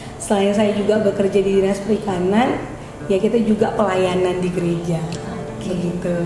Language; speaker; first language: Indonesian; native; Indonesian